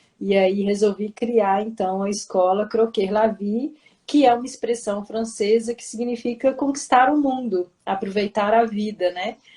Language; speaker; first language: Portuguese; native; Portuguese